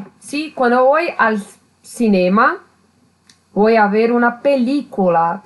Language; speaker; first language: Spanish; non-native, learner; Portuguese